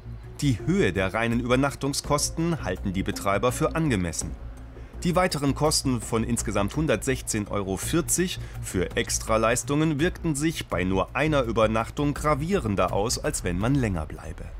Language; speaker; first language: German; native; German